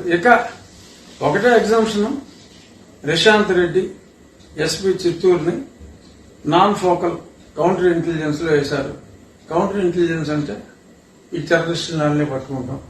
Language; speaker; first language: Telugu; native; Telugu